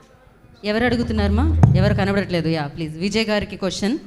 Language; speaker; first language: Telugu; native; Telugu